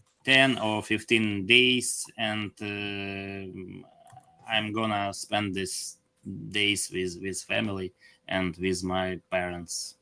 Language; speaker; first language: English; non-native, learner; Ukrainian